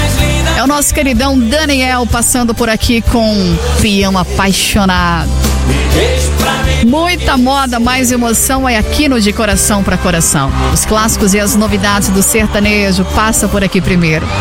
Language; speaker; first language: Portuguese; native; Portuguese